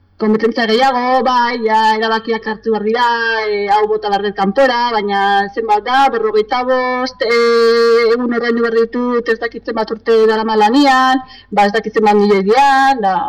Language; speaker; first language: Basque; non-native, local second language; Spanish